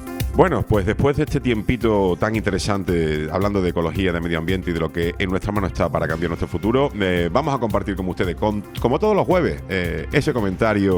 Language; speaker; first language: Spanish; native; Spanish